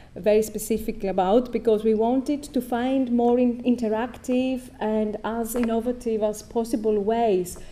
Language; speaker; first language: English; non-native, fluent; Greek